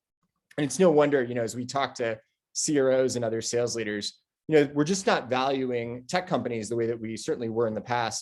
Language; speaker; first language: English; native; English